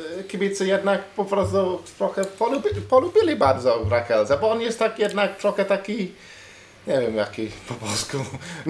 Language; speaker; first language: Polish; non-native, learner; English